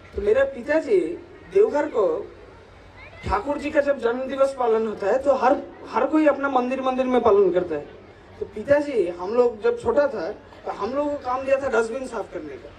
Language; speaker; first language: Hindi; non-native, local second language; Bangla